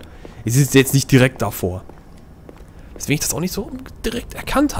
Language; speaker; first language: German; native; German